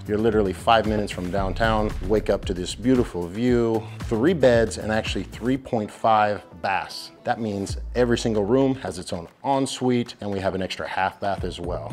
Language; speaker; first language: English; native; English